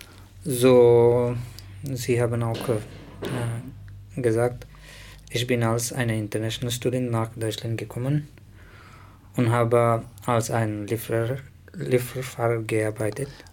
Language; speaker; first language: German; non-native, learner; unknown